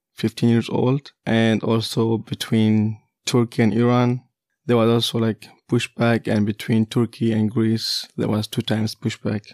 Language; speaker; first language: English; non-native, fluent; Kurdish